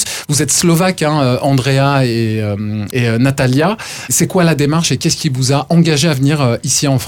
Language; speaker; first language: French; native; French